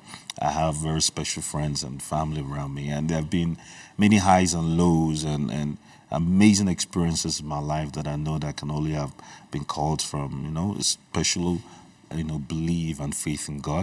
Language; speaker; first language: English; early bilingual, other home language; Igbo